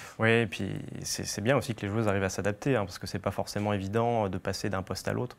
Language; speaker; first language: French; native; French